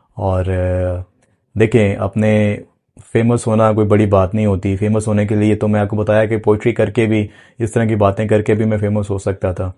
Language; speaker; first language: Urdu; non-native, local second language; Punjabi